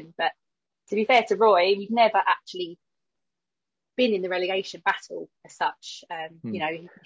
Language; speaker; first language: English; native; English